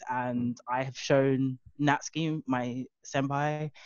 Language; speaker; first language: English; native; English